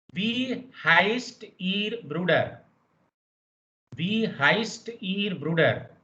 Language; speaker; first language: German; non-native, learner; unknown